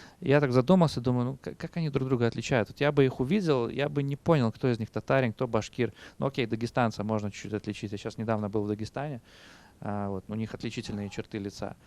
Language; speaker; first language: Russian; native; Russian